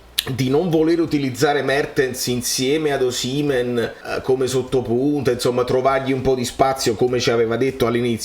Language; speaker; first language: Italian; native; Italian